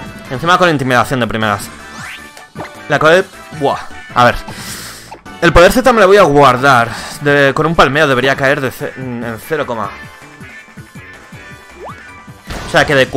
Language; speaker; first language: Spanish; native; Spanish